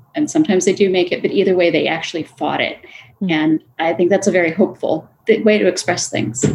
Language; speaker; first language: English; native; English